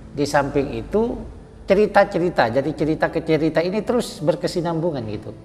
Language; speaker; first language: Indonesian; non-native, local second language; Madurese